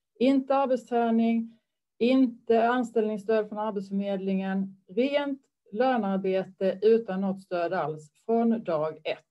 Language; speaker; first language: Swedish; native; Swedish